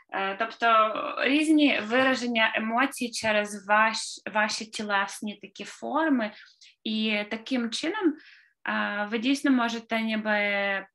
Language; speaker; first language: Ukrainian; native; Ukrainian